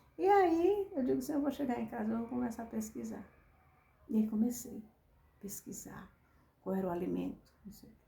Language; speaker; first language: Portuguese; native; Portuguese